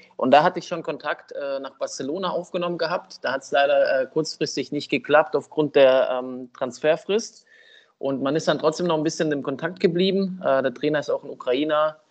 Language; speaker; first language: German; early bilingual, other home language; Russian